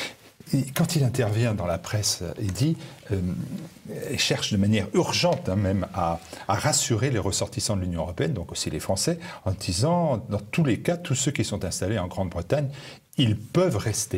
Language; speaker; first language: French; native; French